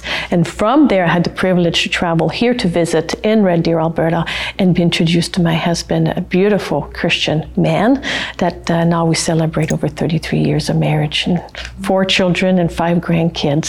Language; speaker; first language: English; non-native, fluent; French